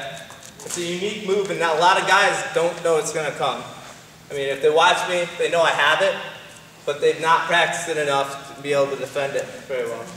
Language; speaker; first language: English; native; English